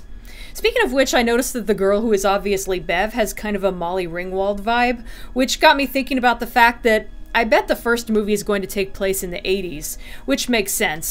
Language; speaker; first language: English; native; English